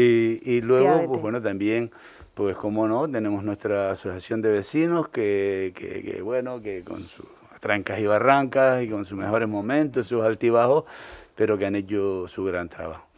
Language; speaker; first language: Spanish; native; Spanish